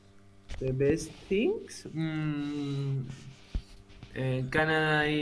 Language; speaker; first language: English; non-native, learner; Spanish